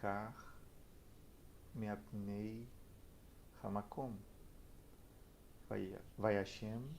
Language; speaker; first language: Hebrew; non-native, learner; Portuguese